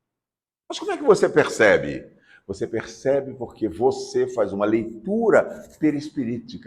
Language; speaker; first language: Portuguese; native; Portuguese